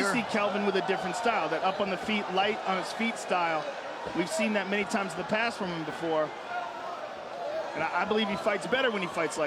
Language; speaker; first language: English; native; English